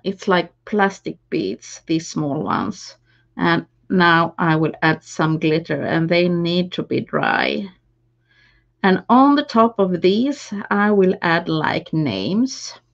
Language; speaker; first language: English; non-native, fluent; Swedish